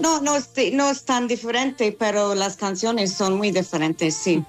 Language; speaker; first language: Spanish; non-native, fluent; English